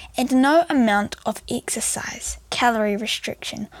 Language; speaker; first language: English; native; English